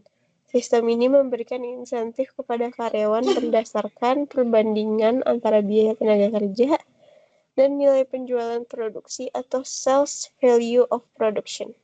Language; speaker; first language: Indonesian; native; Indonesian